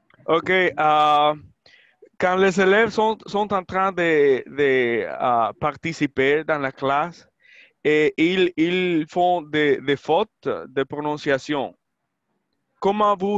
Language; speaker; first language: French; non-native, fluent; Spanish